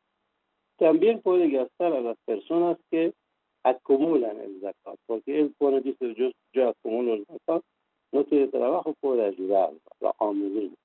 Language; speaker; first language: Spanish; non-native, fluent; Persian